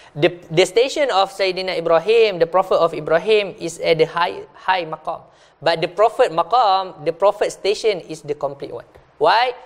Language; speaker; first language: English; non-native, local second language; Malay